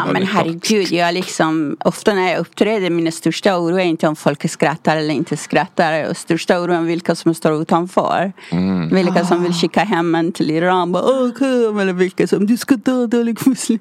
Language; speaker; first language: Swedish; non-native, fluent; Persian